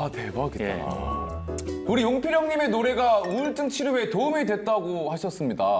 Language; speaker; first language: Korean; native; Korean